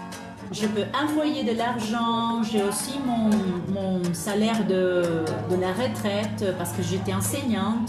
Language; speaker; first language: French; non-native, fluent; Spanish